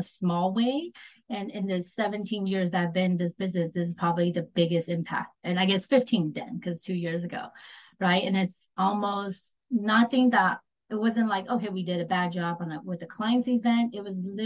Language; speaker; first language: English; early bilingual, other home language; Chinese